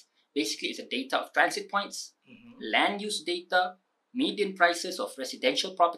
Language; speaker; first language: English; non-native, local second language; Malay